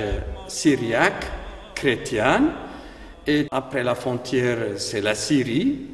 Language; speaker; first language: French; non-native, fluent; Aramaic